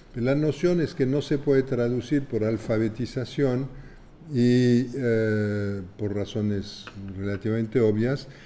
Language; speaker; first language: Spanish; non-native, fluent; French